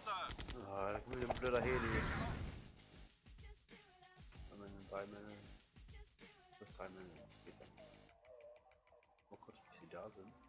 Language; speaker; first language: German; native; German